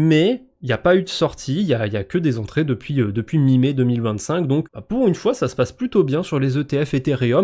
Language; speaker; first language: French; native; French